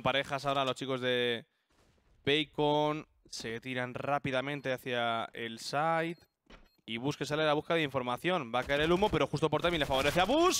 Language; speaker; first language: Spanish; native; Spanish